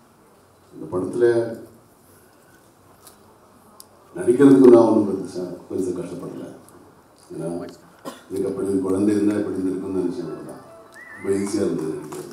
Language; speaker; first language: Tamil; non-native, fluent; Malayalam